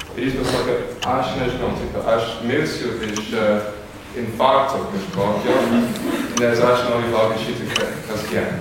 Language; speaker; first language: Lithuanian; non-native, fluent; English